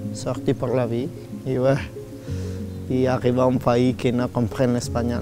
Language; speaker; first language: French; non-native, learner; Spanish